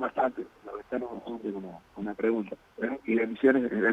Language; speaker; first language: Spanish; native; Spanish